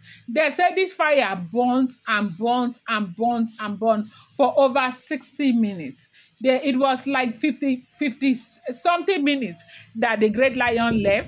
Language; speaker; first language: English; non-native, local second language; Yoruba